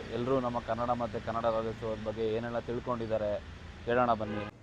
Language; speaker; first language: Kannada; native; Kannada